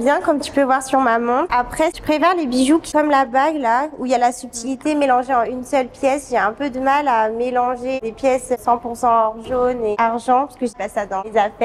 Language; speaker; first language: French; native; French